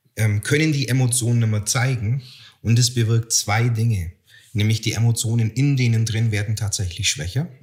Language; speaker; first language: German; native; German